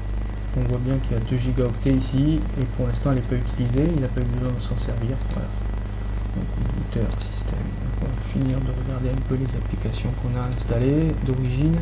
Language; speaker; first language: French; native; French